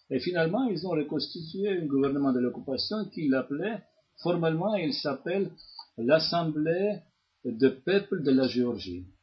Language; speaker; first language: French; non-native, fluent; Georgian